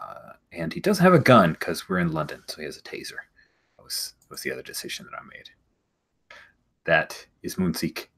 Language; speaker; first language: English; native; English